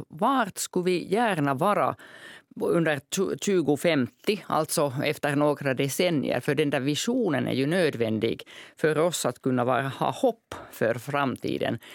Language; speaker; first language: Swedish; non-native, local second language; Finnish